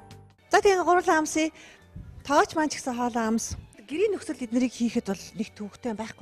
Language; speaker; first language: Mongolian; native; Mongolian